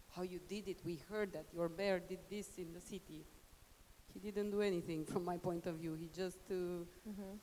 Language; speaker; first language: English; non-native, fluent; Romanian